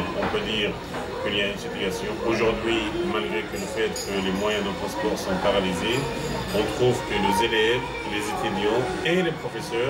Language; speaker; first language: French; non-native, fluent; Arabic